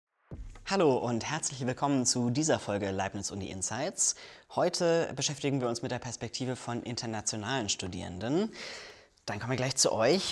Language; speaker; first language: German; native; German